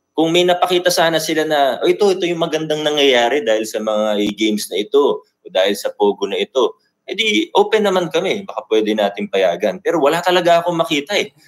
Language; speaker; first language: Filipino; native; Filipino